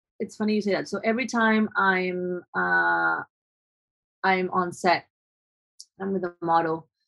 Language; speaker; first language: English; non-native, fluent; Spanish